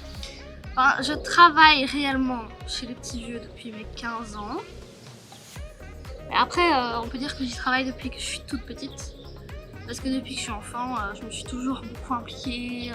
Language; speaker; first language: French; native; French